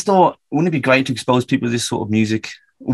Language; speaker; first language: English; native; English